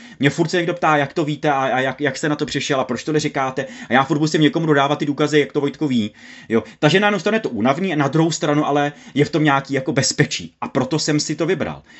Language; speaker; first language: Czech; native; Czech